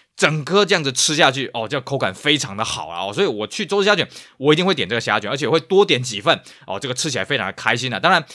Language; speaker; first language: Chinese; native; Chinese